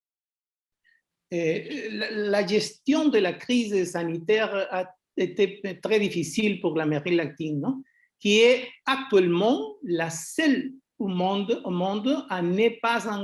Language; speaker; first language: French; non-native, fluent; Spanish